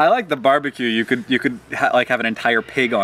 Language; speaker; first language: English; native; English